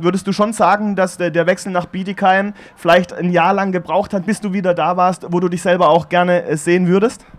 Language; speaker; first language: German; native; German